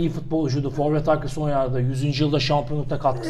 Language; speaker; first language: Turkish; native; Turkish